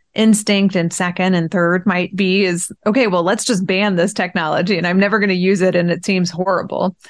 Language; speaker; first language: English; early bilingual, other home language; Persian